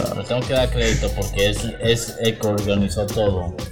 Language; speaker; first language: Spanish; early bilingual, heritage; Spanish